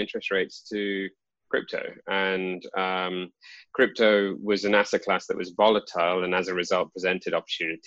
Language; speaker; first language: English; native; English